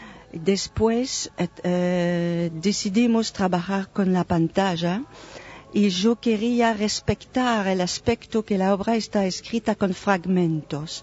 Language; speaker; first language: Spanish; non-native, fluent; French